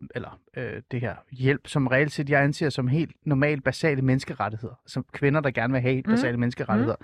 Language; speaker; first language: Danish; native; Danish